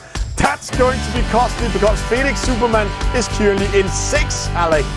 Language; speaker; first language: English; non-native, fluent; Danish